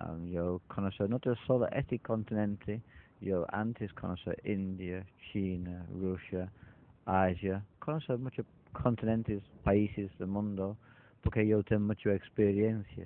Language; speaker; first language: Spanish; non-native, learner; English